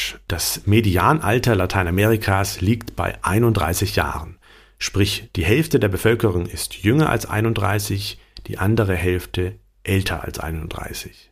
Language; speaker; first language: German; native; German